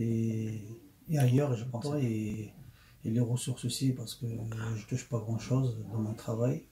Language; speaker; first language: French; non-native, learner; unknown